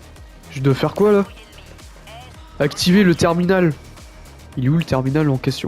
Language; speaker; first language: French; native; French